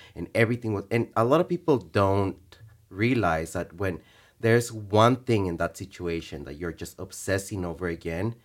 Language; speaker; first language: English; early bilingual, other home language; Spanish